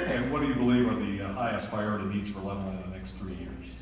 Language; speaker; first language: English; native; English